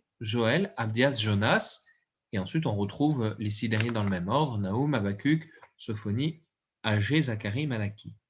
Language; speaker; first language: French; native; French